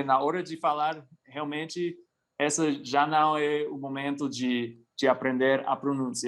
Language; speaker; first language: Portuguese; non-native, fluent; English